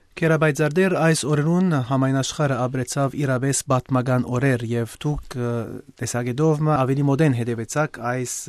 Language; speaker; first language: Armenian; early bilingual, heritage; Armenian